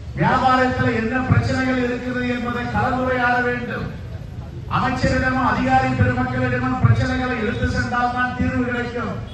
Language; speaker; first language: Tamil; native; Tamil